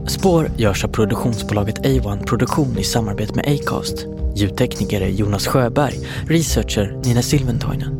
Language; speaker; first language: Swedish; native; Swedish